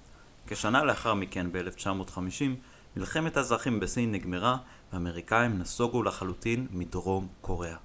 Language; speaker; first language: Hebrew; native; Hebrew